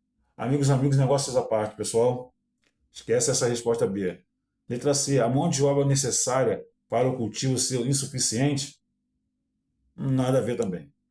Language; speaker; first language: Portuguese; native; Portuguese